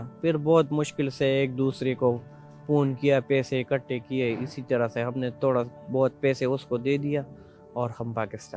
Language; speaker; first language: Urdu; non-native, local second language; Pashto